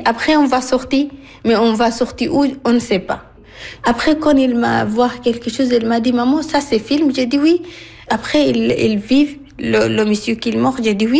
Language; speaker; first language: French; non-native, learner; Arabic